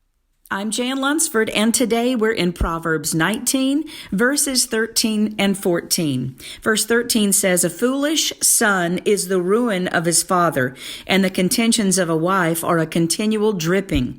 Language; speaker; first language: English; native; English